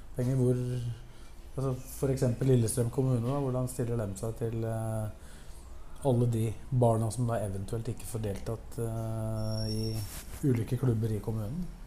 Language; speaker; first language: Norwegian; native; Norwegian